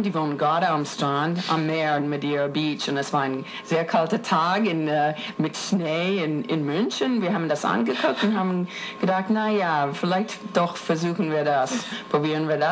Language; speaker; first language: German; non-native, fluent; English